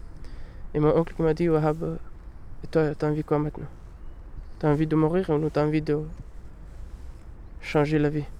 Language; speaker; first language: French; non-native, learner; Pashto